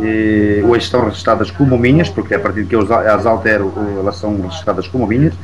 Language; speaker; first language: Portuguese; native; Portuguese